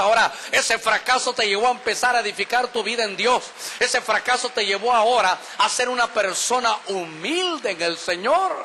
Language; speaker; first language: Spanish; native; Spanish